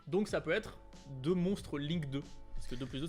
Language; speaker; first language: French; native; French